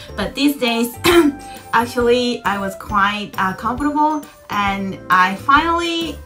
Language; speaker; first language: English; non-native, fluent; Japanese